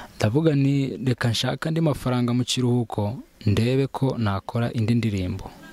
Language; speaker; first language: Kinyarwanda; early bilingual, heritage; Kinyarwanda